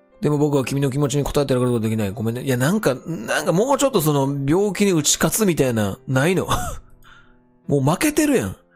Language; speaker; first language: Japanese; native; Japanese